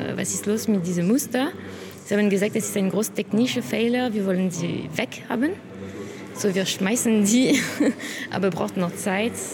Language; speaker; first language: German; non-native, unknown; French